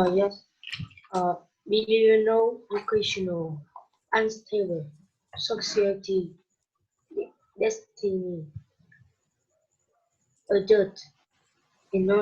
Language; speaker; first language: English; non-native, learner; Vietnamese